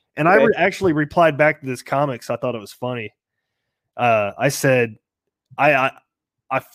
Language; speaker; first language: English; native; English